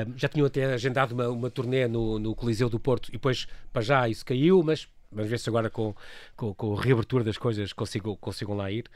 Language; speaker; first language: Portuguese; native; Portuguese